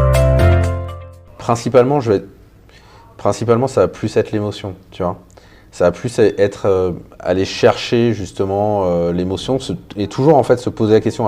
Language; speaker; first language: French; native; French